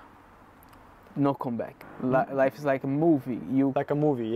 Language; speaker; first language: English; non-native, learner; Portuguese